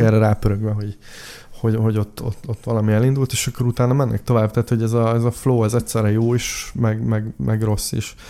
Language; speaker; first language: Hungarian; native; Hungarian